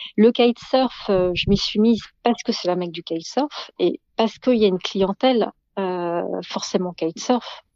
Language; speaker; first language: French; native; French